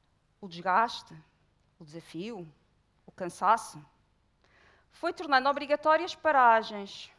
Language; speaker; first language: Portuguese; native; Portuguese